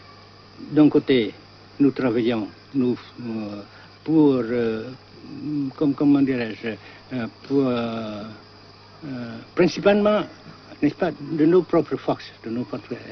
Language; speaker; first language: French; non-native, local second language; Vietnamese